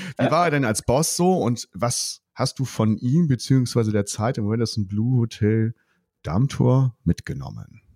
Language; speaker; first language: German; native; German